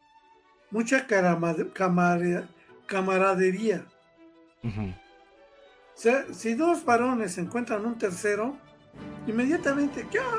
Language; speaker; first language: Spanish; native; Spanish